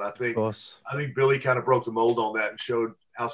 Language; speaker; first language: English; native; English